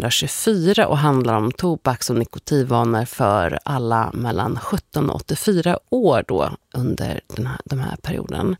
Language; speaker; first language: Swedish; native; Swedish